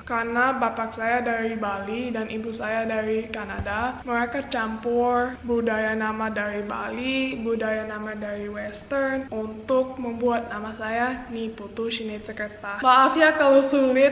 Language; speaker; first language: Indonesian; non-native, local second language; English